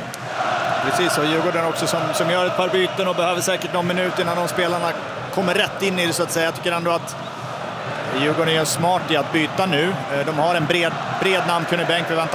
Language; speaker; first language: Swedish; native; Swedish